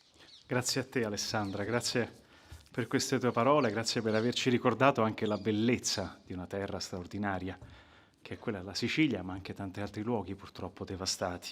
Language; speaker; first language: Italian; native; Italian